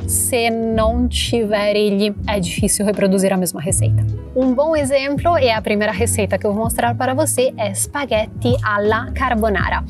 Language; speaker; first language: Portuguese; non-native, fluent; Italian